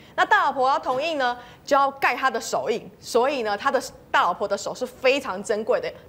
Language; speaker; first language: Chinese; early bilingual, heritage; Spanish